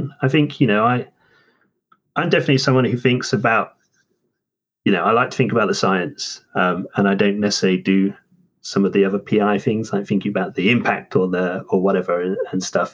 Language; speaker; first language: English; native; English